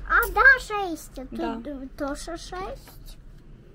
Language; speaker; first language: Russian; early bilingual, heritage; Russian